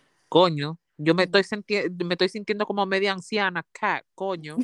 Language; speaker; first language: Spanish; early bilingual, heritage; Spanish